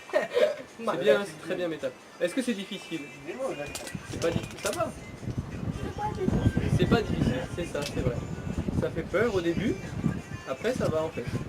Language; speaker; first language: French; native; French